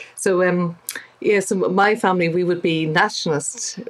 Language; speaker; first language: English; native; English